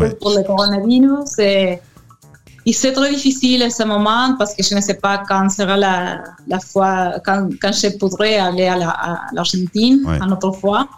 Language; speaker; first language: French; non-native, learner; Spanish